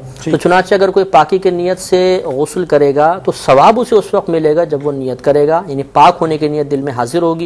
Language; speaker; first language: Urdu; native; Urdu